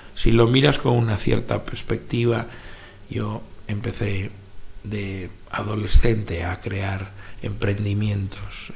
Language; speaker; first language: Spanish; native; Spanish